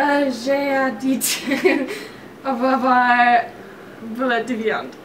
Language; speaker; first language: French; non-native, learner; English